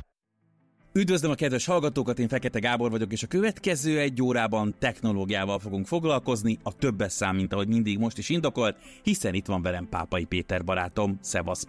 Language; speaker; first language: Hungarian; native; Hungarian